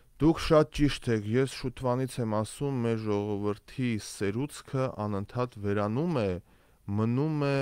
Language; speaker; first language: Armenian; native; Armenian